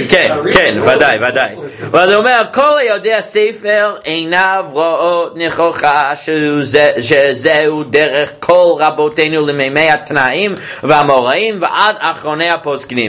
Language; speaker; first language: Hebrew; non-native, fluent; English